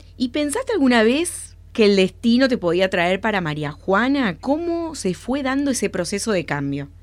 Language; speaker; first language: Spanish; native; Spanish